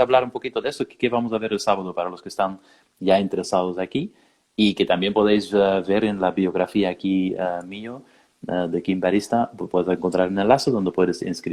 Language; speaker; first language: Spanish; non-native, fluent; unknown